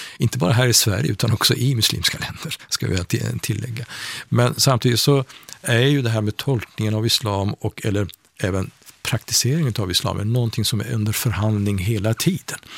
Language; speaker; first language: Swedish; non-native, fluent; Persian